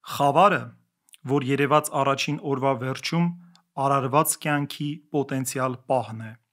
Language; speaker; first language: Armenian; native; Armenian